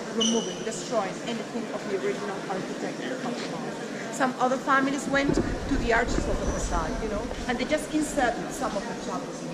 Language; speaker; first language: English; non-native, fluent; Spanish